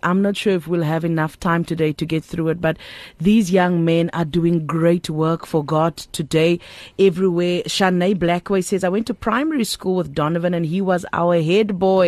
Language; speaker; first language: English; non-native, local second language; Afrikaans